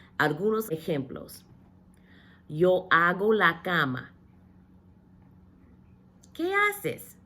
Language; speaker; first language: Spanish; non-native, fluent; English